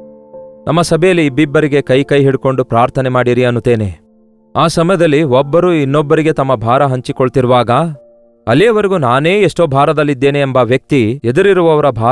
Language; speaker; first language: Kannada; native; Kannada